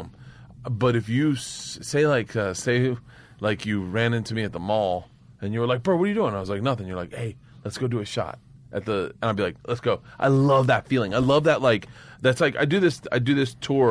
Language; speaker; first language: English; native; English